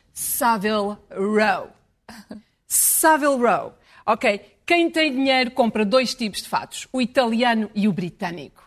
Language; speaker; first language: Portuguese; early bilingual, heritage; English